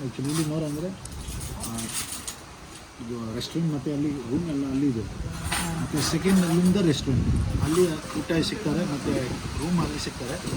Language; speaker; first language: Kannada; non-native, local second language; Tibetan